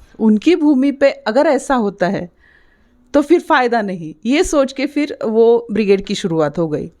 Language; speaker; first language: Hindi; non-native, local second language; Marathi